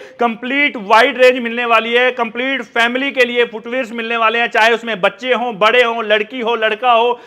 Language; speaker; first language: Hindi; non-native, local second language; Punjabi